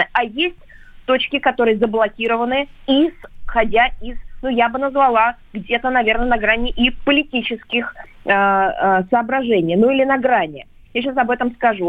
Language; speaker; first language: Russian; native; Russian